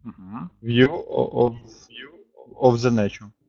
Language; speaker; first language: English; non-native, learner; Russian